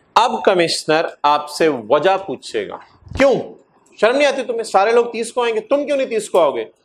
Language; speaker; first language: Urdu; native; Urdu